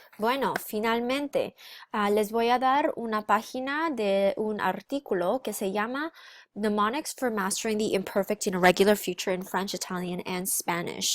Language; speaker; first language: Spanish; non-native, fluent; English